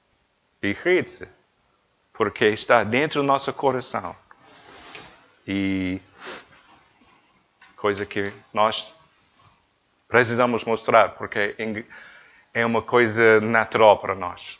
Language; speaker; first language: Portuguese; non-native, learner; English